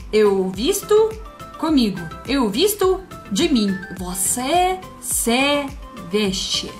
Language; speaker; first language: Portuguese; non-native, learner; Russian